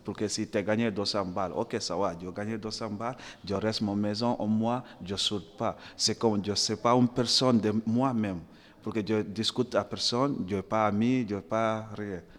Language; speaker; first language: French; non-native, learner; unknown